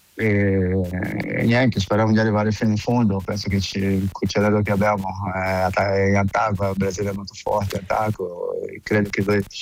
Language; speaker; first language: Italian; non-native, fluent; Portuguese